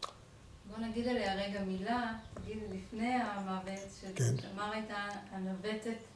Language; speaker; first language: Hebrew; native; Hebrew